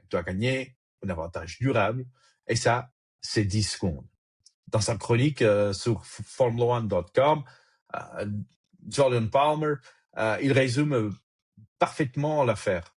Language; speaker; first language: French; native; French